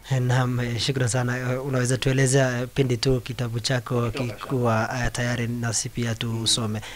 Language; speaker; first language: Swahili; non-native, local second language; Somali